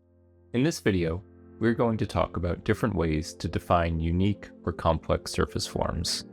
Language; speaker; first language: English; native; English